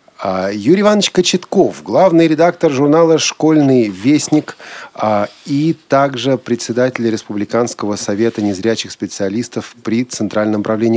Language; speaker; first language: Russian; native; Russian